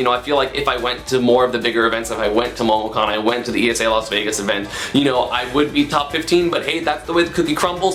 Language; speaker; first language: English; native; English